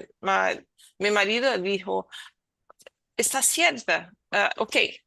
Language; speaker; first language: Spanish; non-native, learner; Portuguese